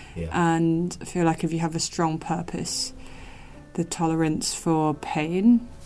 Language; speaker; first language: English; non-native, local second language; Cantonese